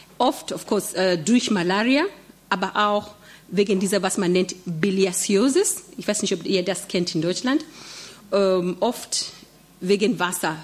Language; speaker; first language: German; non-native, fluent; Swahili